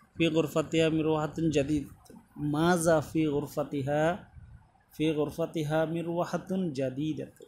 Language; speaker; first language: Arabic; non-native, fluent; Bangla